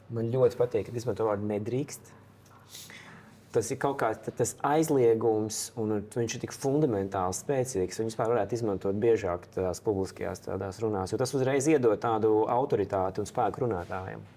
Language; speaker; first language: Latvian; native; Latvian